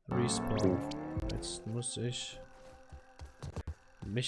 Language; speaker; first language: German; native; German